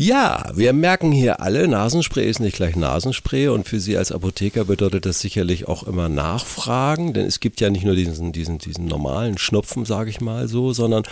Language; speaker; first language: German; native; German